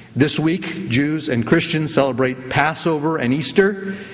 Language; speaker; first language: English; native; English